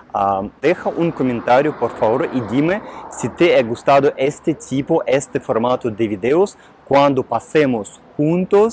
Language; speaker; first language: Spanish; non-native, fluent; Russian